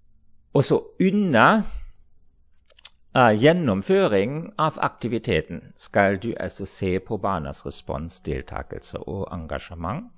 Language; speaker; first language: Norwegian; non-native, fluent; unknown